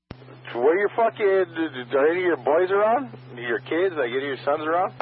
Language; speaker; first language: English; native; English